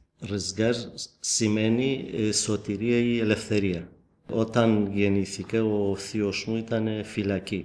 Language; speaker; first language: Greek; non-native, fluent; Kurdish